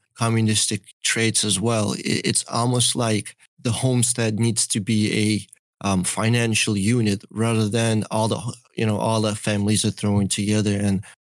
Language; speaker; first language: English; early bilingual, other home language; Russian